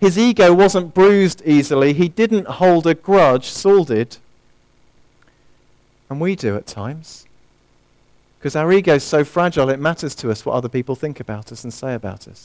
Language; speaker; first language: English; native; English